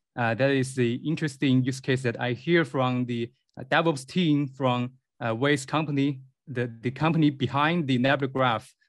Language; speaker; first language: English; non-native, fluent; Chinese